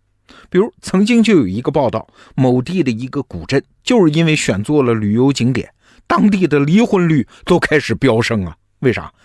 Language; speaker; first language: Chinese; native; Chinese